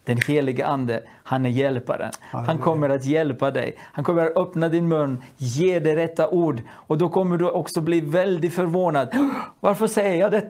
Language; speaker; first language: Swedish; non-native, fluent; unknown